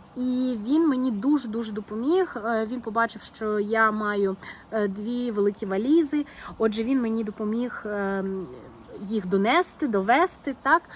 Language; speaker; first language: Ukrainian; non-native, local second language; Russian